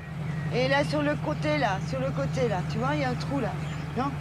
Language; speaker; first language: French; native; French